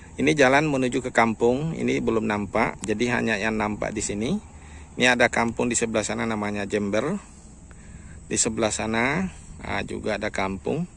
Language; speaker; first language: Indonesian; native; Indonesian